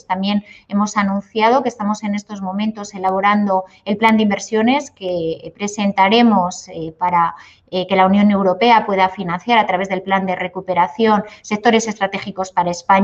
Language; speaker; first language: Spanish; native; Spanish